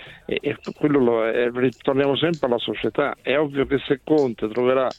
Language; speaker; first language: Italian; native; Italian